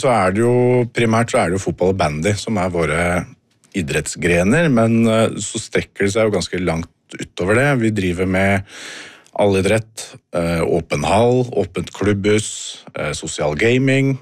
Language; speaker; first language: Norwegian; native; Norwegian